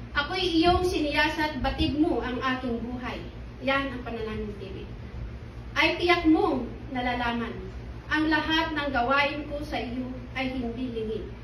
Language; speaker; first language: Filipino; non-native, local second language; Iloko